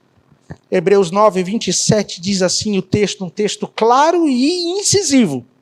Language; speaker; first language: Portuguese; native; Portuguese